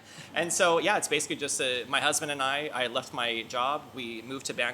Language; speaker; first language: English; native; English